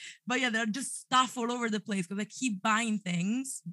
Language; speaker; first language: English; non-native, fluent; Italian